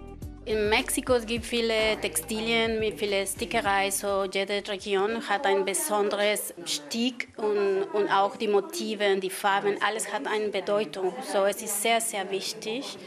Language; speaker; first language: German; non-native, learner; Spanish